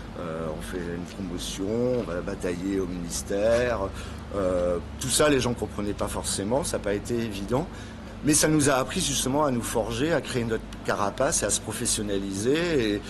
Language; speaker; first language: French; native; French